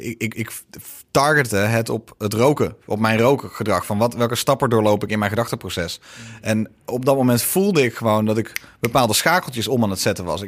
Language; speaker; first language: Dutch; native; Dutch